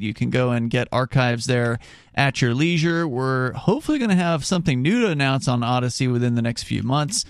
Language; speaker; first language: English; native; English